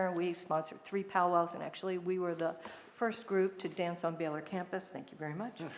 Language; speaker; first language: English; native; English